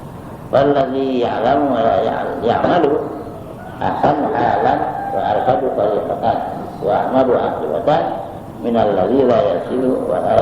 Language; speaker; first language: Arabic; non-native, fluent; Indonesian